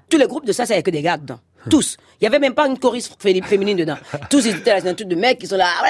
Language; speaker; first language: French; non-native, local second language; Fon